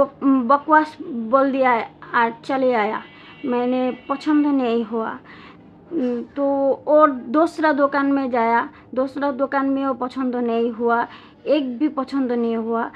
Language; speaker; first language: Hindi; non-native, learner; Bangla